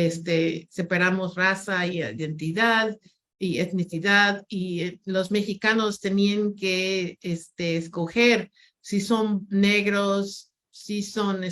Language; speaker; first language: Spanish; non-native, fluent; English